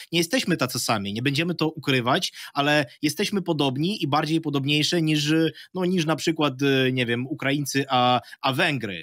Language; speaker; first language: Polish; non-native, fluent; Ukrainian